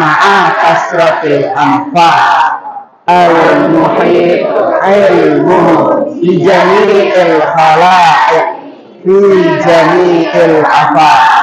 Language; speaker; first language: Arabic; non-native, fluent; Indonesian